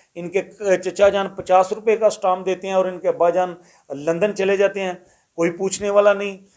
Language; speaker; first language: Urdu; non-native, local second language; Punjabi